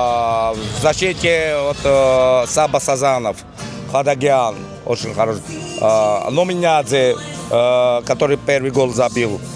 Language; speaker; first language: Russian; non-native, fluent; Georgian